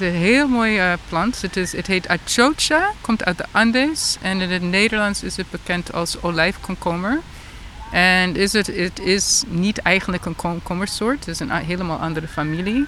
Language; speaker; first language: Dutch; non-native, fluent; English